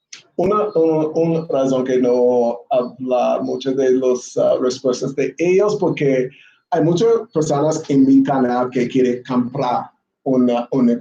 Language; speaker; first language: Spanish; non-native, learner; English